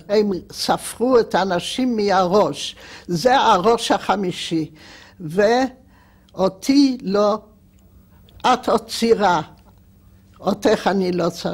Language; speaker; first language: Hebrew; non-native, fluent; Polish